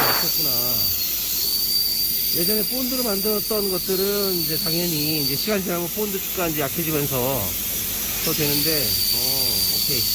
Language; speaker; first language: Korean; native; Korean